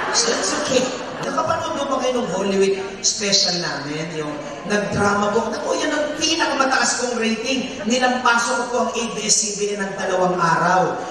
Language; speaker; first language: Filipino; native; Filipino